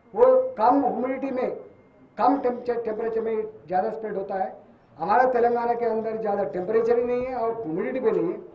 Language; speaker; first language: Hindi; non-native, local second language; Telugu